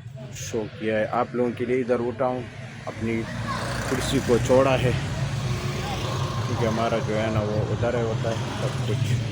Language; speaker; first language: Hindi; non-native, local second language; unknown